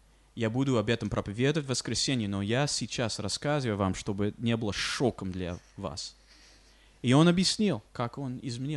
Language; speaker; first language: Russian; non-native, fluent; English